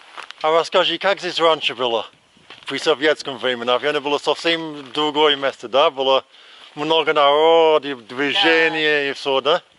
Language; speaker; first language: Russian; non-native, fluent; English